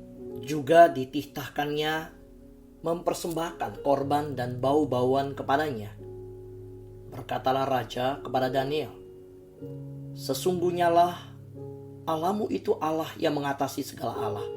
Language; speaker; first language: Indonesian; native; Indonesian